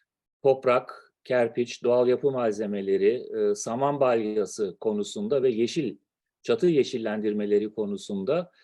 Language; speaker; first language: Turkish; native; Turkish